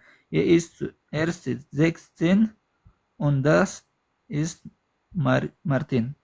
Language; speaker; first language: German; non-native, learner; Pashto